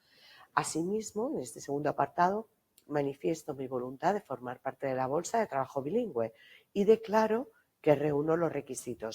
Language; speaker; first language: Spanish; native; Spanish